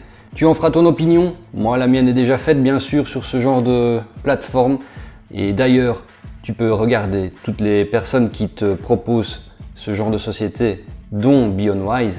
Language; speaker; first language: French; native; French